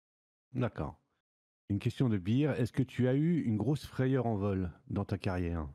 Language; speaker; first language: French; native; French